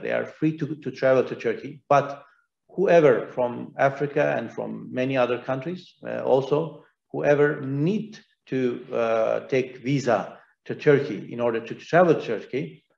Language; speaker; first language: English; non-native, fluent; Turkish